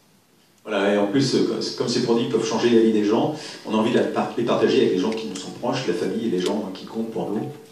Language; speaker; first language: French; native; French